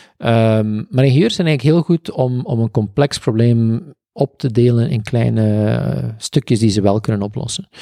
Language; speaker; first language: Dutch; native; Dutch